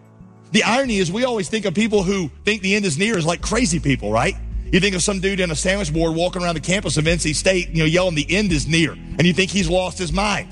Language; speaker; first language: English; native; English